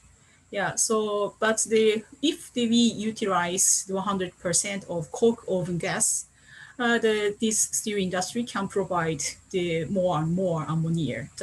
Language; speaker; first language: English; non-native, fluent; Japanese